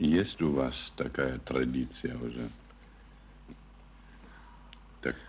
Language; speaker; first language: Russian; non-native, learner; German